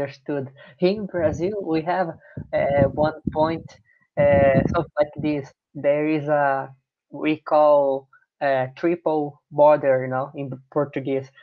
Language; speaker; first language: English; non-native, learner; Portuguese